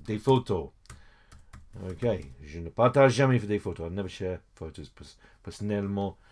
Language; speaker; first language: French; non-native, fluent; English